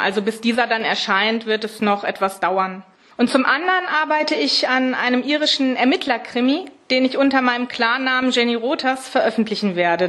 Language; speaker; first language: German; native; German